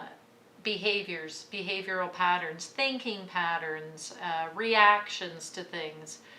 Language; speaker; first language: English; native; English